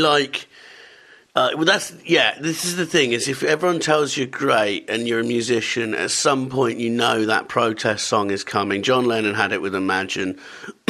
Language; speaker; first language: English; native; English